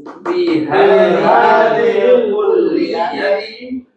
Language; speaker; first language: Arabic; non-native, learner; Indonesian